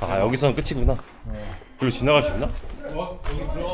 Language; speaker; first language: Korean; native; Korean